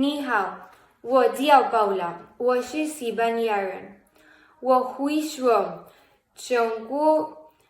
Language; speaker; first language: Chinese; non-native, learner; Spanish